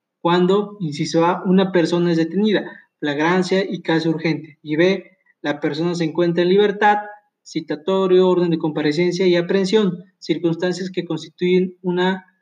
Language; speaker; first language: Spanish; native; Spanish